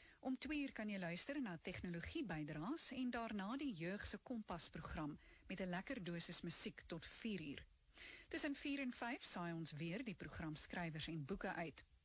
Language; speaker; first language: Afrikaans; native; Afrikaans